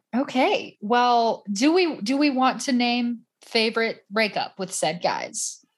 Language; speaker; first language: English; native; English